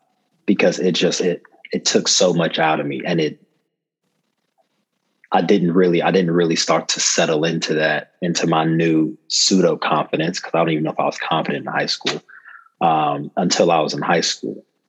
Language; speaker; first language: English; native; English